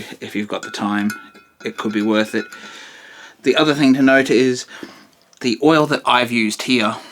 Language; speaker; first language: English; native; English